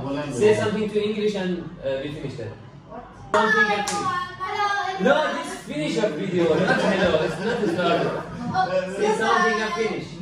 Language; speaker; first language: English; non-native, learner; Persian